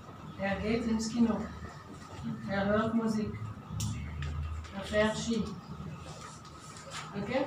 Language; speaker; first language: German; non-native, fluent; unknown